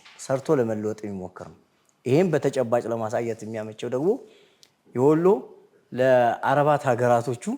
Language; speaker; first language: Amharic; native; Amharic